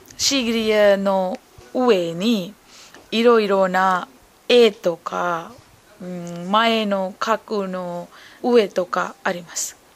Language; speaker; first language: Japanese; non-native, learner; Sinhala